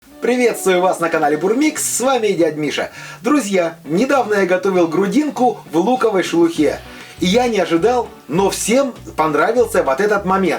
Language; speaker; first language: Russian; native; Russian